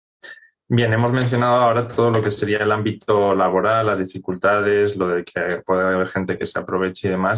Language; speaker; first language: Spanish; native; Spanish